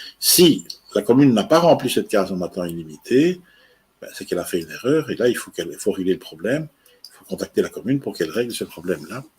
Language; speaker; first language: French; native; French